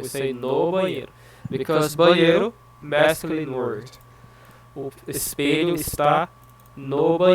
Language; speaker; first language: Portuguese; non-native, fluent; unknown